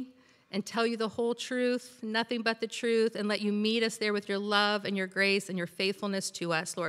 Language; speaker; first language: English; native; English